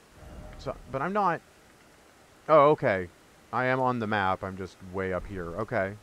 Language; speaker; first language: English; native; English